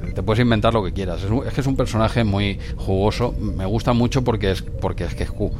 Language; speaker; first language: Spanish; native; Spanish